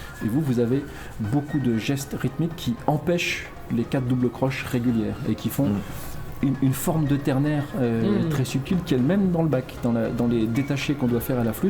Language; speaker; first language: French; native; French